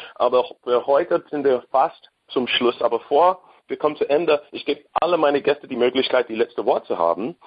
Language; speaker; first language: German; non-native, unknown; English